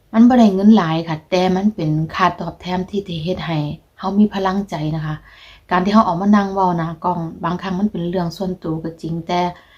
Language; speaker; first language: Thai; native; Thai